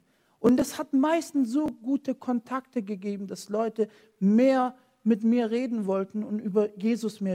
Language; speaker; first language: German; non-native, fluent; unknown